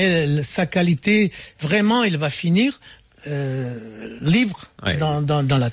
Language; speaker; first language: French; non-native, fluent; Portuguese